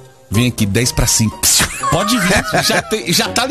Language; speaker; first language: Portuguese; native; Portuguese